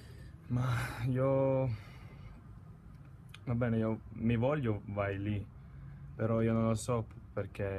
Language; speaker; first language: Italian; non-native, learner; Latvian